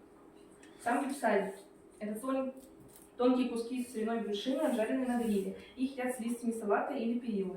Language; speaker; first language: Russian; native; Russian